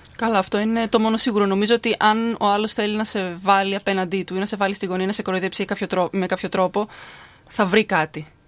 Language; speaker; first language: Greek; early bilingual, other home language; Albanian